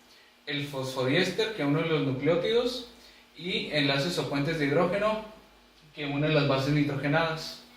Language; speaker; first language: Spanish; native; Spanish